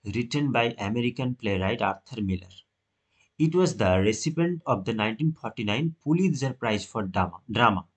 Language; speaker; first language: English; non-native, local second language; Bangla